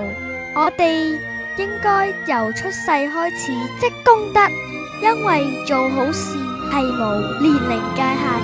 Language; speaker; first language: Cantonese; early bilingual, other home language; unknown